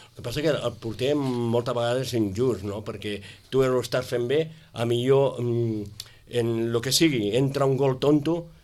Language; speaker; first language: Catalan; native; Catalan